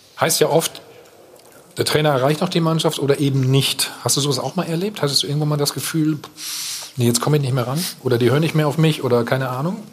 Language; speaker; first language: German; native; German